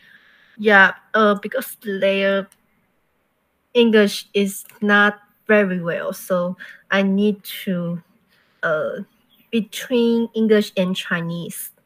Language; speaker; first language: English; non-native, learner; Chinese